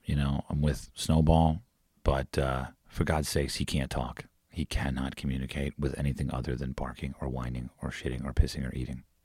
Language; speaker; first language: English; native; English